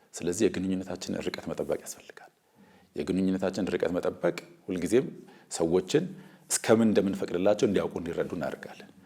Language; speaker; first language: Amharic; native; Amharic